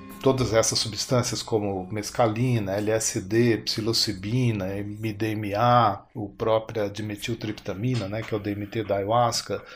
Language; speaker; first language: Portuguese; native; Portuguese